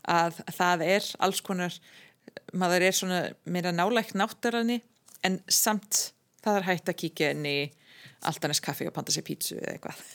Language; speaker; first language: Icelandic; non-native, fluent; English